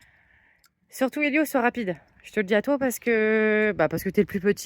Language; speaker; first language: French; native; French